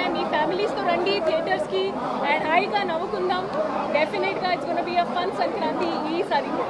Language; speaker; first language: Telugu; non-native, fluent; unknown